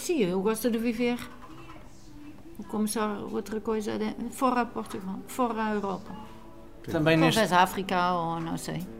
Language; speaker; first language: Portuguese; non-native, learner; Dutch